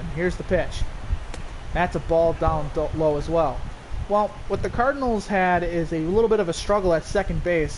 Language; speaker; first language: English; native; English